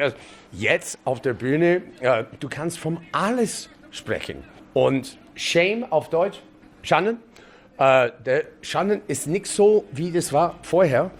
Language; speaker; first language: German; non-native, learner; English